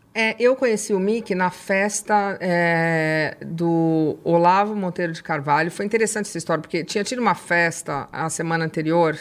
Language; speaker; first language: Portuguese; native; Portuguese